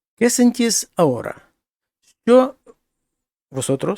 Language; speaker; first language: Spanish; non-native, fluent; Ukrainian